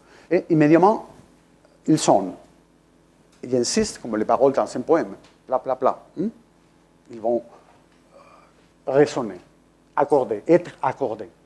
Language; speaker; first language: French; non-native, fluent; Spanish